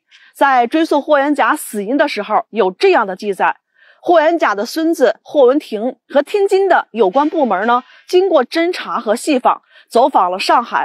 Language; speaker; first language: Chinese; native; Chinese